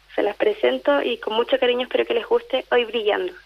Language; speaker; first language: Spanish; native; Spanish